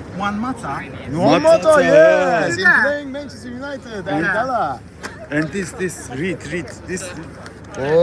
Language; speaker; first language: English; non-native, learner; Turkish